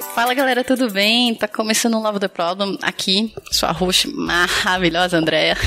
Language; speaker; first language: Portuguese; native; Portuguese